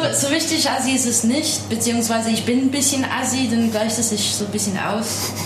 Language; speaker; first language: German; non-native, fluent; English